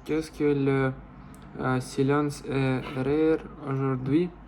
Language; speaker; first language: French; non-native, learner; Russian